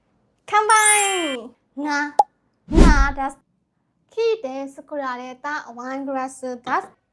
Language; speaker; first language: Japanese; non-native, learner; Burmese